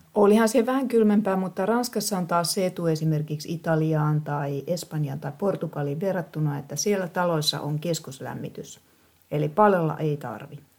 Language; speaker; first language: Finnish; native; Finnish